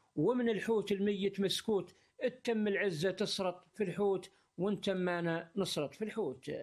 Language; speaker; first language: Arabic; native; Arabic